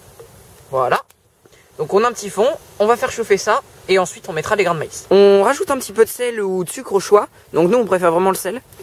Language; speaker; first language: French; native; French